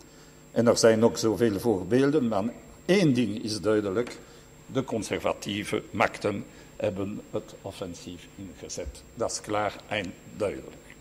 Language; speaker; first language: Dutch; non-native, fluent; French